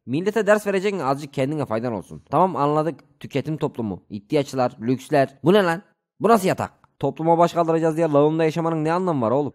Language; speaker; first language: Turkish; native; Turkish